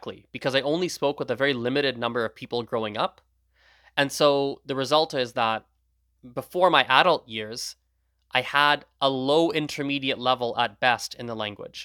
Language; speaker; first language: English; early bilingual, other home language; Gujarati